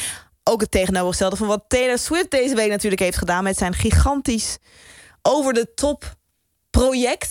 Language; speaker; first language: Dutch; native; Dutch